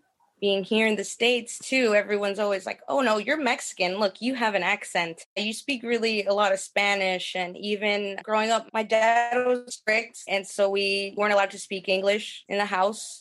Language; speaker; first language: English; early bilingual, other home language; Spanish